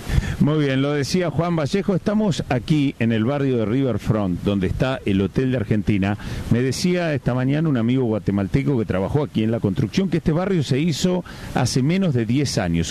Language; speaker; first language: Spanish; native; Spanish